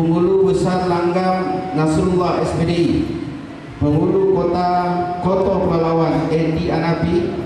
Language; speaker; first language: Indonesian; native; Indonesian